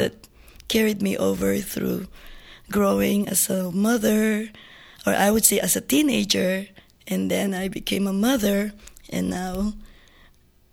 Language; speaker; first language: English; non-native, local second language; Filipino